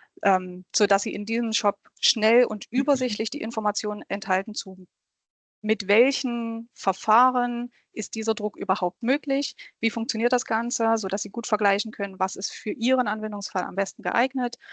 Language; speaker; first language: German; native; German